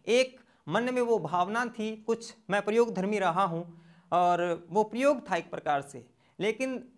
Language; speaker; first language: Hindi; native; Hindi